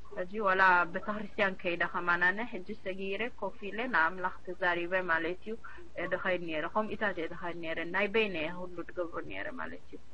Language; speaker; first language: Tigrinya; early bilingual, heritage; Tigrinya